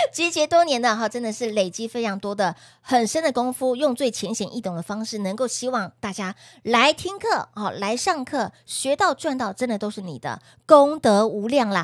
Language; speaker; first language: Chinese; native; Chinese